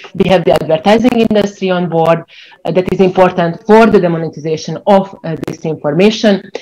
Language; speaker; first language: English; non-native, fluent; Ukrainian